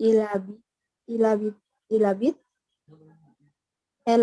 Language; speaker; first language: French; non-native, learner; Indonesian